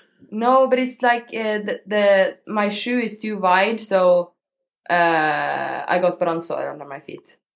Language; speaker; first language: English; non-native, learner; Norwegian